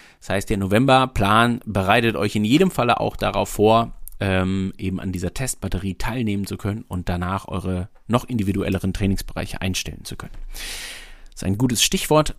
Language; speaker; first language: German; native; German